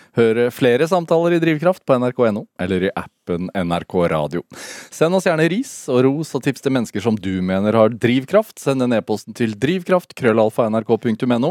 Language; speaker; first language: Norwegian; native; Norwegian